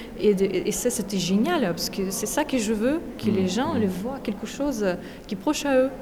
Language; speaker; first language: French; non-native, fluent; Russian